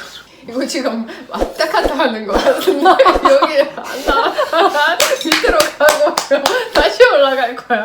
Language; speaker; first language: Korean; non-native, fluent; Russian